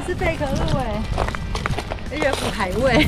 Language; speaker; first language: Chinese; native; Chinese